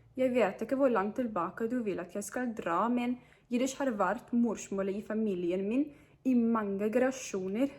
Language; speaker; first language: Swedish; non-native, fluent; Yiddish